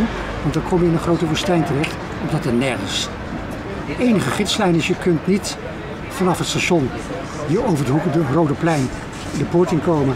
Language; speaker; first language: Dutch; native; Dutch